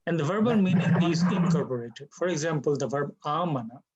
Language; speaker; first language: English; non-native, local second language; Bangla